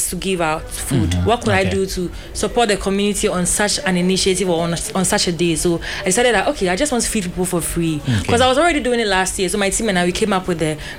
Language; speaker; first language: English; non-native, local second language; Akan